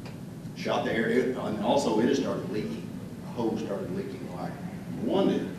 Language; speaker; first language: English; native; English